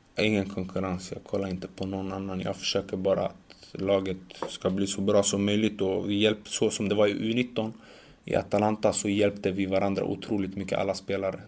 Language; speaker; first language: Swedish; early bilingual, other home language; Macedonian